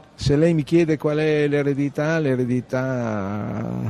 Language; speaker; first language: Italian; native; Italian